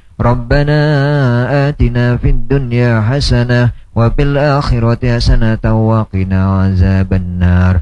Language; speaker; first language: Arabic; non-native, fluent; Indonesian